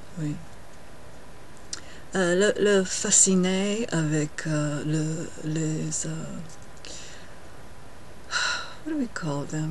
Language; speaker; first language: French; non-native, learner; English